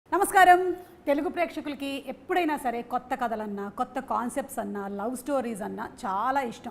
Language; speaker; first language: Telugu; native; Telugu